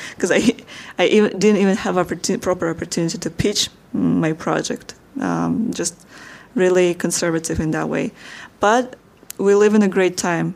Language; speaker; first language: English; non-native, fluent; Russian